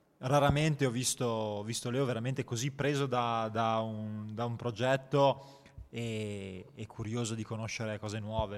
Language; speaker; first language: Italian; native; Italian